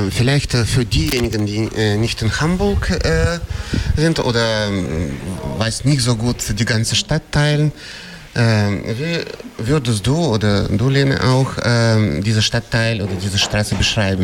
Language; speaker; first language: German; non-native, fluent; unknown